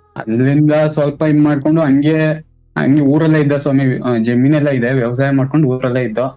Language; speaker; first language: Kannada; native; Kannada